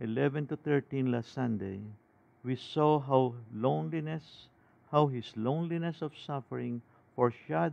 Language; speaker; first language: English; non-native, local second language; Filipino